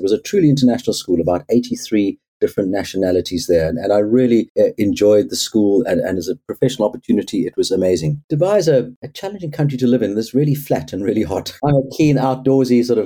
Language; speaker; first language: English; native; English